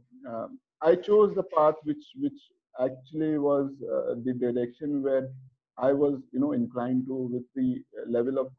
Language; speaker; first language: English; non-native, local second language; Hindi